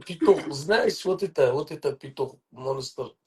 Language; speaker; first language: Russian; non-native, learner; Uzbek